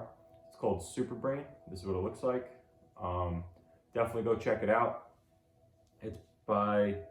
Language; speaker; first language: English; native; English